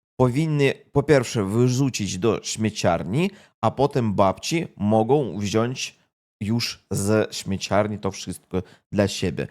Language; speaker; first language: Polish; non-native, fluent; Russian